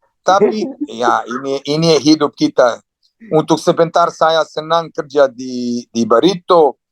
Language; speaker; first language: Indonesian; non-native, fluent; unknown